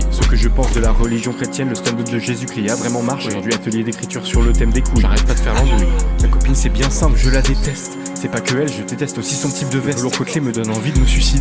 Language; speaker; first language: French; native; French